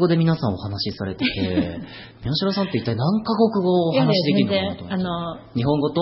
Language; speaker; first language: Japanese; native; Japanese